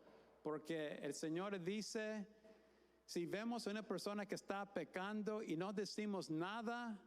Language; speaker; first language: Spanish; non-native, fluent; English